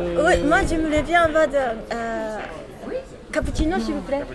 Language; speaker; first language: French; non-native, learner; Japanese